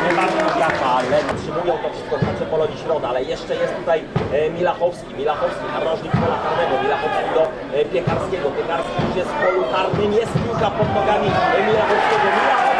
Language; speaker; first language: Polish; native; Polish